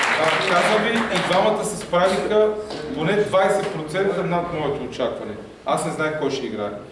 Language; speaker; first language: Bulgarian; native; Bulgarian